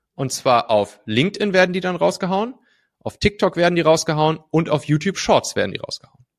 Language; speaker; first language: German; native; German